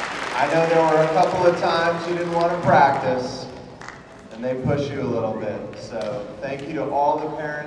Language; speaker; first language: English; native; English